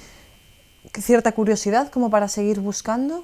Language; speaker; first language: Spanish; native; Spanish